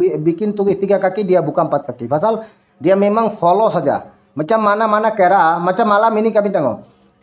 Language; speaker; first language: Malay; non-native, learner; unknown